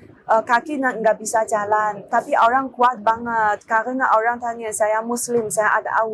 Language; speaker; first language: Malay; non-native, learner; Chinese